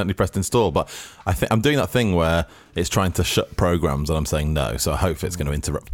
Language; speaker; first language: English; native; English